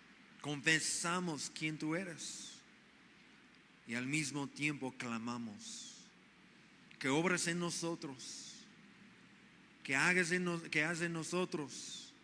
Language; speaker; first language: Spanish; non-native, fluent; English